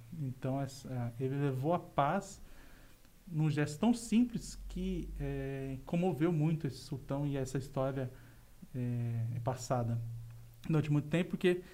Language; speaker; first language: Portuguese; native; Portuguese